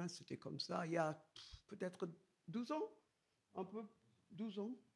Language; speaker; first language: French; non-native, fluent; English